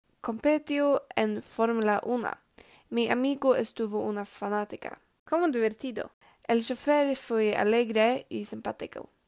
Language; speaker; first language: Spanish; non-native, learner; Swedish